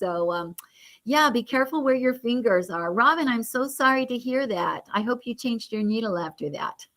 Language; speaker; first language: English; native; English